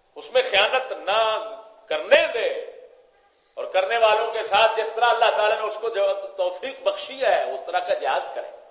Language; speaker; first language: Urdu; non-native, local second language; Punjabi